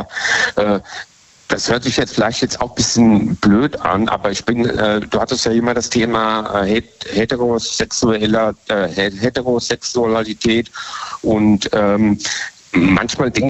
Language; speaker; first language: German; native; German